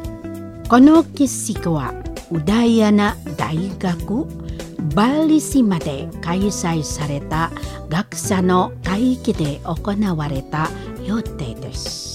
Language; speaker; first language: Japanese; non-native, learner; Indonesian